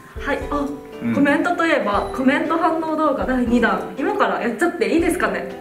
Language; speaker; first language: Japanese; native; Japanese